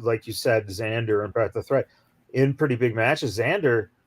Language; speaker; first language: English; native; English